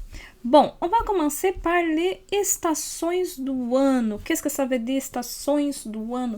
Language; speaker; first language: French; non-native, fluent; Portuguese